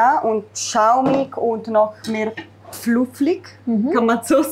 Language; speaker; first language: German; non-native, fluent; Italian